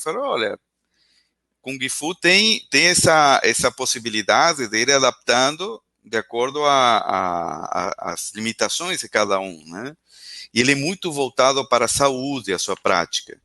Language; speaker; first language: Portuguese; non-native, fluent; Spanish